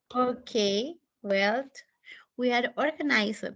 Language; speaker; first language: English; non-native, fluent; Spanish